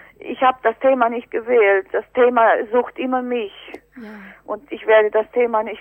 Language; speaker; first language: German; native; German